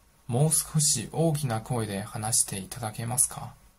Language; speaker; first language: Japanese; non-native, fluent; Chinese